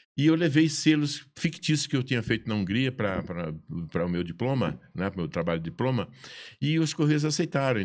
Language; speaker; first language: Portuguese; native; Portuguese